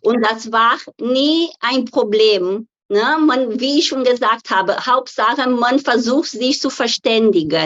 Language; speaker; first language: German; non-native, fluent; Portuguese